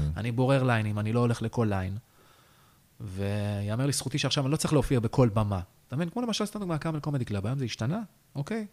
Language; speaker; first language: Hebrew; native; Hebrew